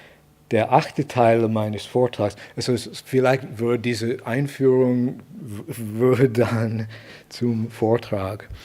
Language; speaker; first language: German; non-native, fluent; English